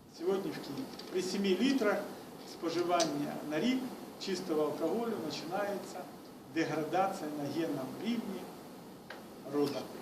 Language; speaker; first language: Ukrainian; non-native, local second language; Russian